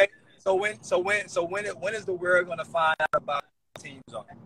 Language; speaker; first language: English; native; English